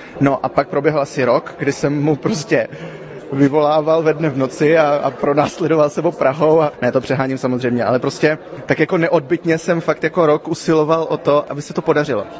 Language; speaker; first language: Czech; early bilingual, heritage; Czech